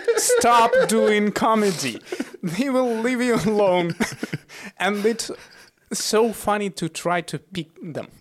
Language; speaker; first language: English; non-native, fluent; Russian